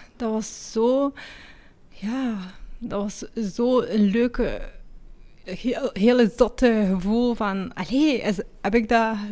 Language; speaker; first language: Dutch; early bilingual, other home language; Amharic